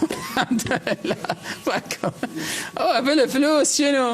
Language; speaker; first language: Arabic; native; Arabic